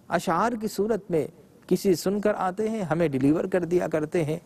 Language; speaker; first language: Urdu; native; Urdu